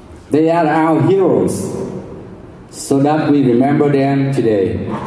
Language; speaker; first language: English; non-native, learner; Vietnamese